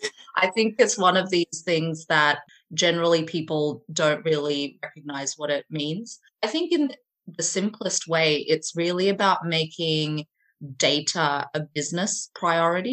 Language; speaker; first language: English; native; English